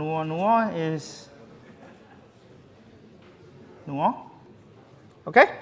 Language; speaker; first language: German; non-native, learner; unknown